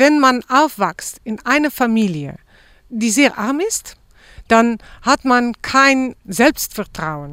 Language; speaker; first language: German; non-native, fluent; Dutch